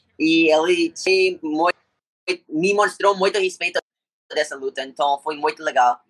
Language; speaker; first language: Portuguese; non-native, learner; English